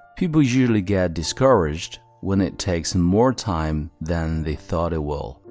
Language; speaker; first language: English; non-native, fluent; Chinese